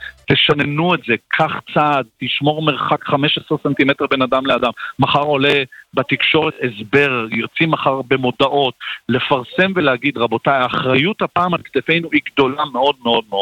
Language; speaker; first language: Hebrew; native; Hebrew